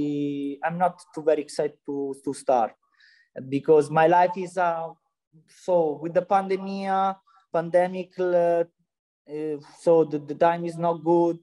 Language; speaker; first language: English; non-native, learner; Italian